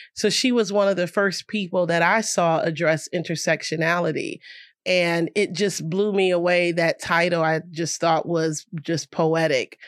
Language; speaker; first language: English; native; English